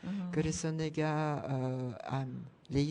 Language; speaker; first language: Korean; non-native, learner; French